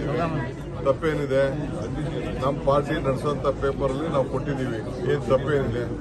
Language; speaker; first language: Kannada; native; Kannada